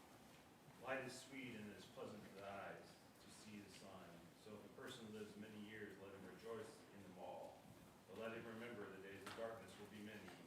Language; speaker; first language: English; native; English